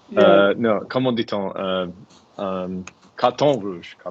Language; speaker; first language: French; non-native, learner; English